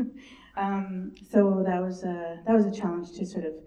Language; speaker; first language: English; native; English